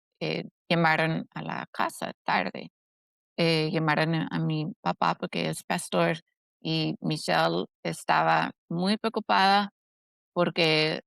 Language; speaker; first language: Spanish; non-native, fluent; English